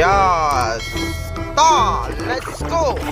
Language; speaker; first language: English; non-native, learner; Khmer